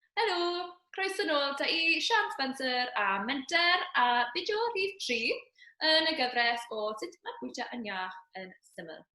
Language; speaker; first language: Welsh; native; Welsh